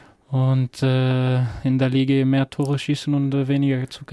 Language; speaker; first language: German; non-native, fluent; Croatian